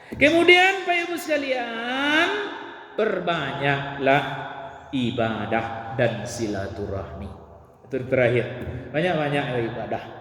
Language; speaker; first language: Malay; non-native, local second language; Minangkabau